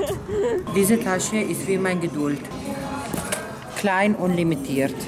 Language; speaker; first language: German; early bilingual, other home language; Spanish